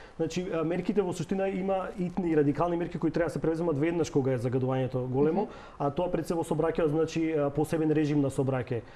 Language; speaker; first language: Macedonian; native; Macedonian